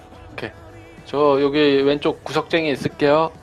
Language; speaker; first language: Korean; native; Korean